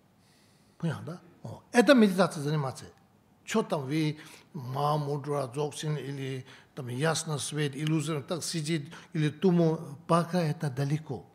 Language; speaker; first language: Russian; non-native, learner; Tibetan